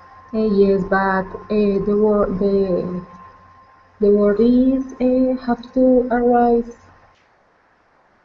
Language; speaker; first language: English; non-native, learner; Spanish